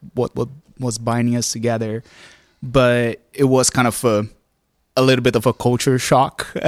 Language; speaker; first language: English; non-native, fluent; Portuguese